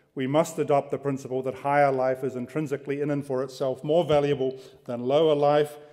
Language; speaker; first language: English; native; English